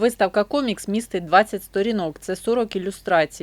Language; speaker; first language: Ukrainian; native; Ukrainian